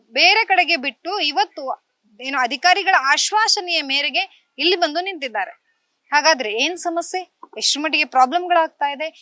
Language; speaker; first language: Kannada; native; Kannada